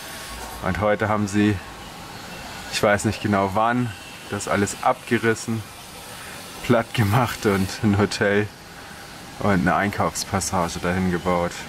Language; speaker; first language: German; native; German